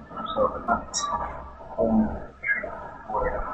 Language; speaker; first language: English; non-native, learner; Vietnamese